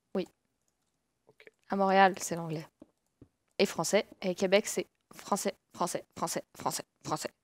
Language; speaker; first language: French; native; French